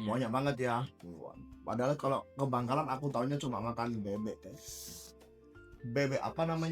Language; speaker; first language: Indonesian; native; Indonesian